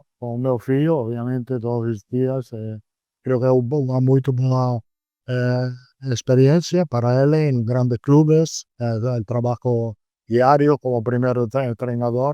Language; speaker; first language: Portuguese; non-native, learner; Italian